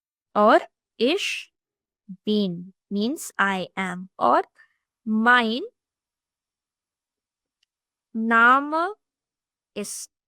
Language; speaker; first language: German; non-native, fluent; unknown